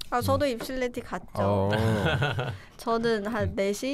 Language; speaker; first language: Korean; non-native, fluent; Chinese